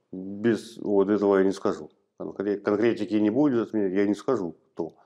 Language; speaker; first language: Russian; native; Russian